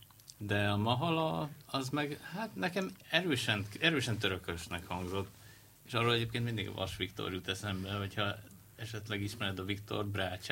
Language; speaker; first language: Hungarian; native; Hungarian